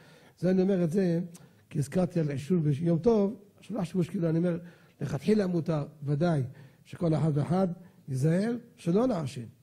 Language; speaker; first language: Hebrew; native; Hebrew